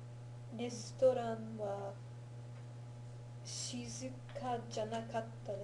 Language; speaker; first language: Japanese; non-native, learner; English